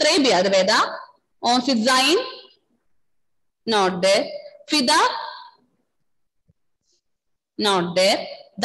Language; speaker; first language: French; non-native, fluent; Malayalam